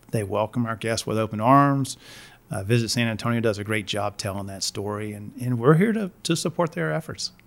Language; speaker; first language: English; native; English